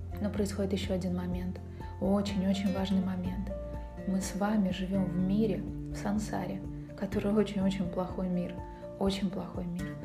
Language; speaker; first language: Russian; native; Russian